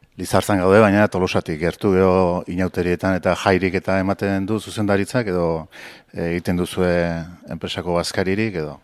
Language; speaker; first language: Basque; native; Basque